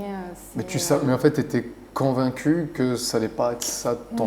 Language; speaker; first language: French; native; French